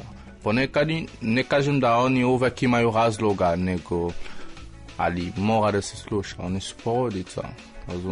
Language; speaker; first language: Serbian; non-native, fluent; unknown